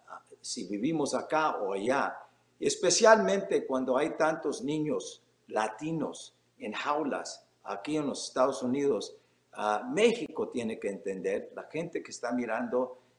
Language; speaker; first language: Spanish; early bilingual, heritage; Spanish